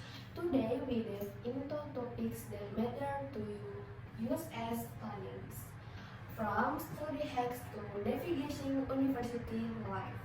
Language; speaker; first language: English; non-native, learner; Indonesian